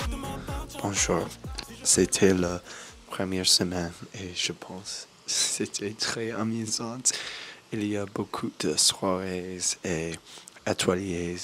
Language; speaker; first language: French; non-native, learner; English